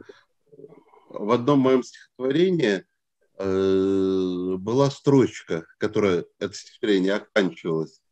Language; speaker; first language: Russian; native; Russian